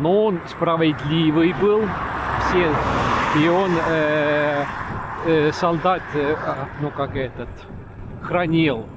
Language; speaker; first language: Russian; non-native, learner; Estonian